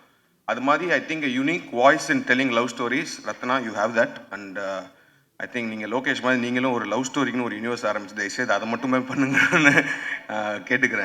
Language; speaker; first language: Tamil; native; Tamil